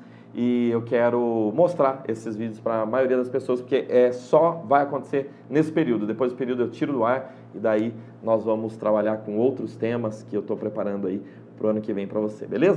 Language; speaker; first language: Portuguese; native; Portuguese